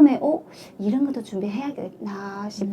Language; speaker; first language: Korean; non-native, fluent; Chinese